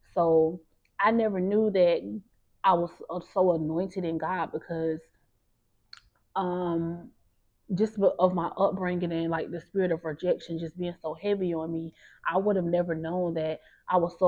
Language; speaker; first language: English; native; English